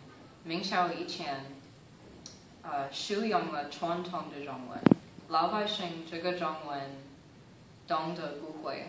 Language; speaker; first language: Chinese; non-native, learner; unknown